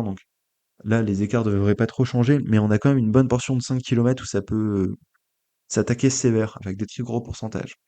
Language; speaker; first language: French; native; French